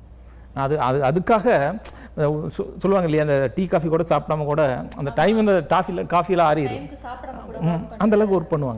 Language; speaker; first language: Tamil; native; Tamil